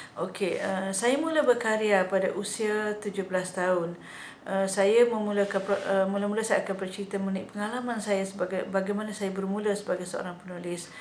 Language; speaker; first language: Malay; early bilingual, heritage; Malay